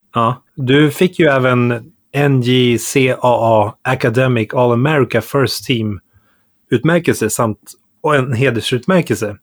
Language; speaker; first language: Swedish; native; Swedish